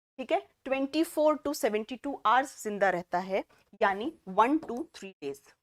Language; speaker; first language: Hindi; native; Hindi